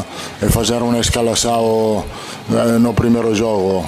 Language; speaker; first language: Portuguese; non-native, learner; Italian